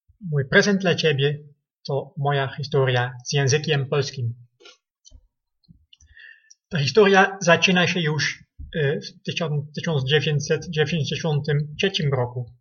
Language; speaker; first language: Polish; non-native, learner; Dutch